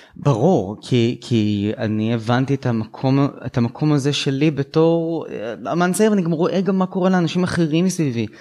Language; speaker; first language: Hebrew; native; Hebrew